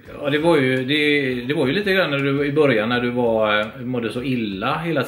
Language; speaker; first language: Swedish; native; Swedish